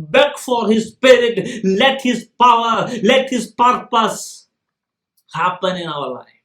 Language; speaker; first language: English; non-native, local second language; Malayalam